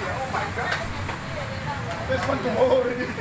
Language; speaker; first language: English; non-native, learner; Burmese